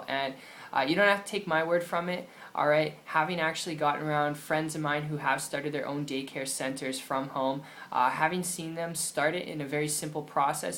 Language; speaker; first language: English; native; English